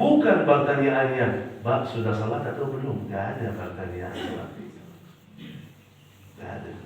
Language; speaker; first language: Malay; non-native, fluent; Arabic